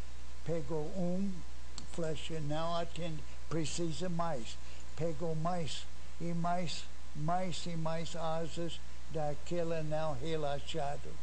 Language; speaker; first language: Portuguese; non-native, fluent; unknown